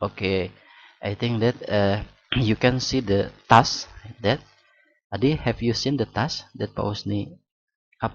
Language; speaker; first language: English; non-native, learner; Indonesian